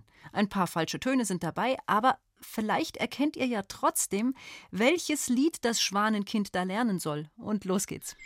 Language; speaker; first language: German; native; German